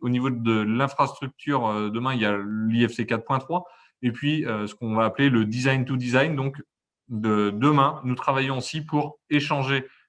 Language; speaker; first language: French; native; French